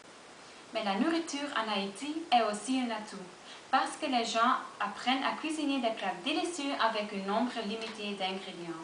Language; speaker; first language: French; non-native, learner; Dutch